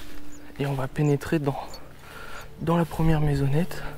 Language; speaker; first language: French; native; French